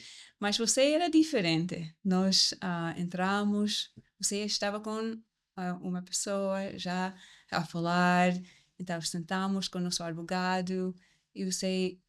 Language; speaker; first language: Portuguese; non-native, learner; English